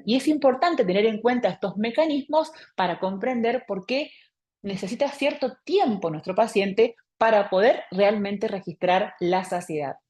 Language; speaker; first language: Spanish; native; Spanish